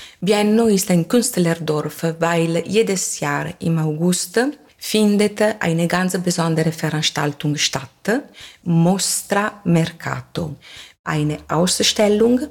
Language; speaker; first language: German; non-native, fluent; Italian